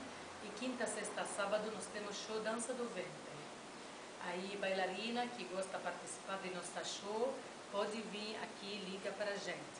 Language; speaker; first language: Portuguese; non-native, fluent; Arabic